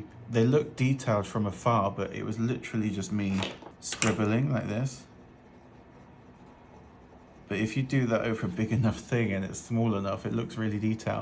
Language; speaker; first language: English; native; English